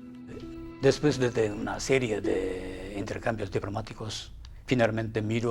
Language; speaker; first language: Spanish; non-native, fluent; Japanese